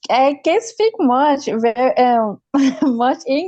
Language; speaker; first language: English; non-native, learner; Haitian Creole